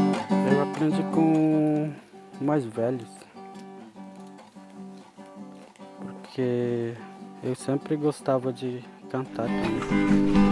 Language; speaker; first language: Portuguese; non-native, local second language; Guarani